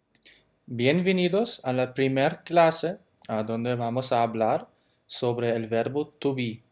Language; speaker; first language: Spanish; non-native, fluent; German